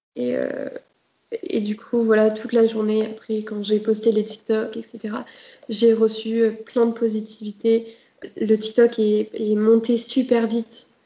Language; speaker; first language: French; native; French